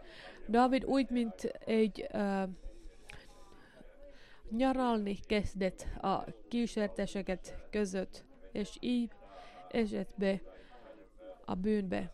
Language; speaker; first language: Hungarian; non-native, learner; Finnish